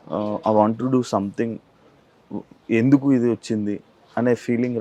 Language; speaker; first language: Telugu; native; Telugu